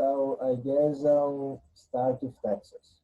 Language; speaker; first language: English; non-native, learner; Portuguese